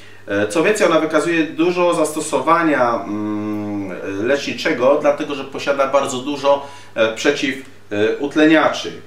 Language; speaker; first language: Polish; native; Polish